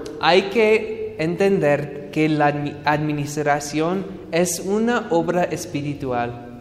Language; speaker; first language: Spanish; non-native, fluent; English